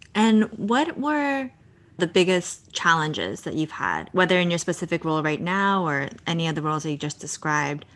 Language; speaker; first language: English; native; English